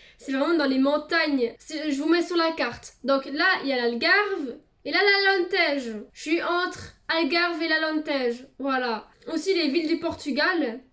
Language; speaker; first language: French; early bilingual, other home language; Portuguese